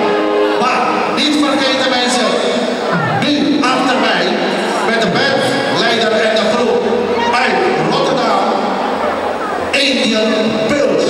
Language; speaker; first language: Dutch; non-native, local second language; Caribbean Hindustani